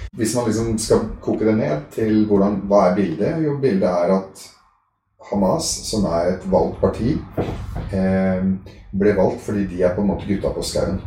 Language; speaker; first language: Norwegian; early bilingual, other home language; Arabic